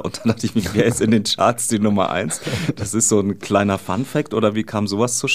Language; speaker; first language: German; native; German